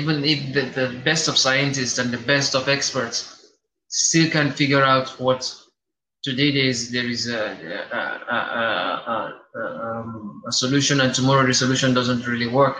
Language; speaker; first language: English; non-native, local second language; Igbo